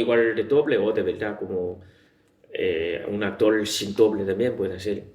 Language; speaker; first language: Spanish; non-native, learner; Chinese